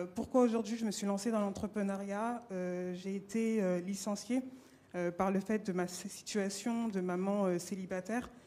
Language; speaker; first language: French; native; French